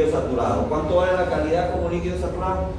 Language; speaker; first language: Spanish; native; Spanish